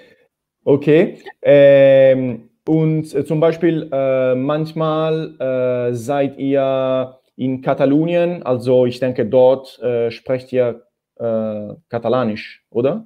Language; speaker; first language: German; non-native, fluent; Italian